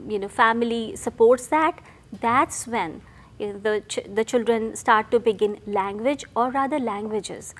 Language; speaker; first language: English; non-native, local second language; Hindi